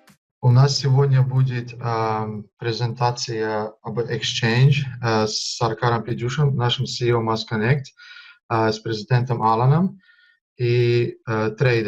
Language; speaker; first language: Russian; early bilingual, heritage; Russian